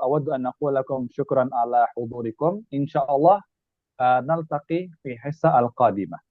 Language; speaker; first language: Arabic; non-native, fluent; Indonesian